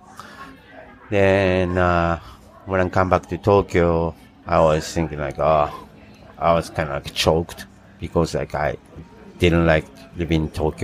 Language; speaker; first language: English; non-native, fluent; Japanese